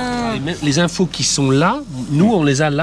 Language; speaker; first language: French; native; French